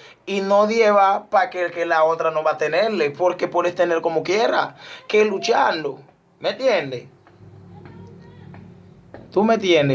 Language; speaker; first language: Spanish; non-native, learner; Haitian Creole